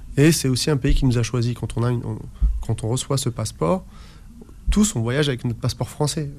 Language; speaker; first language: French; early bilingual, other home language; Arabic